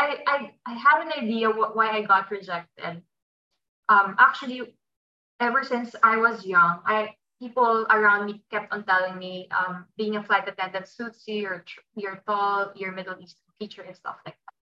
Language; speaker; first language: English; non-native, local second language; Filipino